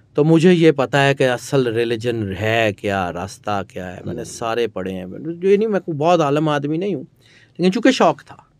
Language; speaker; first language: Urdu; non-native, local second language; Punjabi